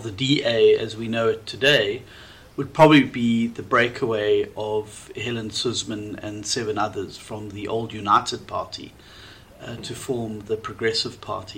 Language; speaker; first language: English; native; English